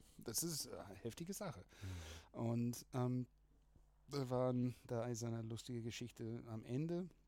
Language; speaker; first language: German; non-native, fluent; English